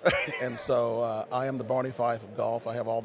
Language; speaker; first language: English; native; English